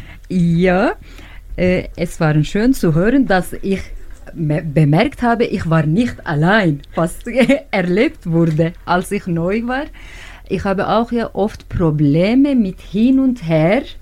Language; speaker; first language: German; non-native, learner; Turkish